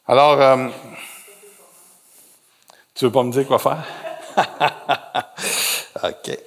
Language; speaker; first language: French; native; French